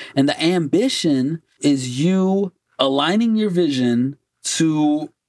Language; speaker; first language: English; non-native, fluent; Portuguese